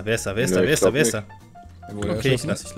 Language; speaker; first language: German; native; German